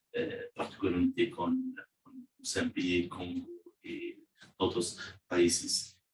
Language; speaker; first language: Spanish; non-native, learner; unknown